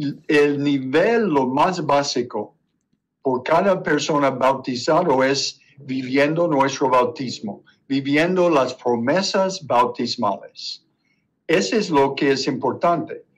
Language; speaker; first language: Spanish; non-native, learner; English